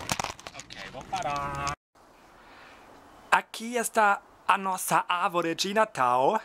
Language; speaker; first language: Portuguese; non-native, fluent; German